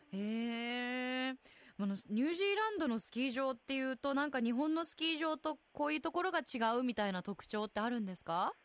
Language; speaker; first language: Japanese; native; Japanese